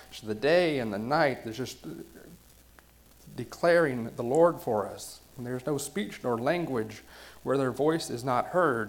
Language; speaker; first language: English; native; English